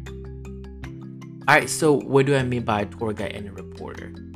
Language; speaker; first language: English; non-native, fluent; Burmese